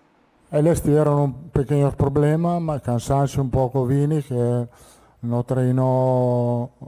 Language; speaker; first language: Portuguese; non-native, fluent; Italian